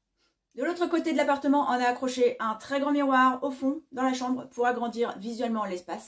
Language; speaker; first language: French; native; French